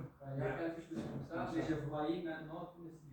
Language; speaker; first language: French; non-native, local second language; Dutch